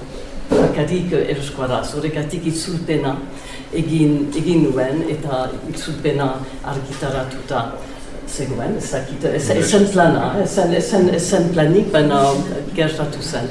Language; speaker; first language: Basque; non-native, learner; English